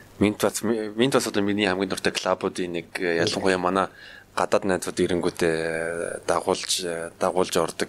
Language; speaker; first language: Mongolian; native; Mongolian